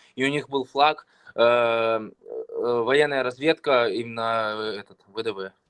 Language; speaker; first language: Russian; native; Russian